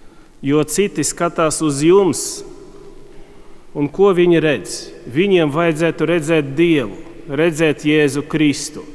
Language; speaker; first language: Latvian; non-native, fluent; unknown